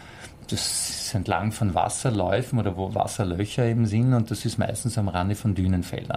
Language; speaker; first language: German; native; German